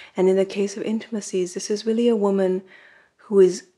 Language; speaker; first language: English; native; English